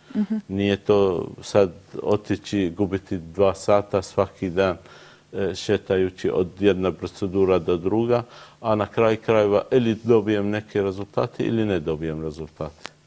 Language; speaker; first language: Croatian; non-native, learner; Arabic